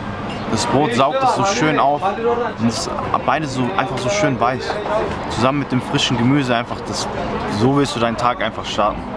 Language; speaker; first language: German; native; German